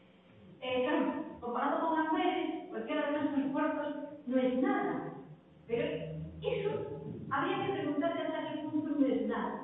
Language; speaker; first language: Spanish; native; Spanish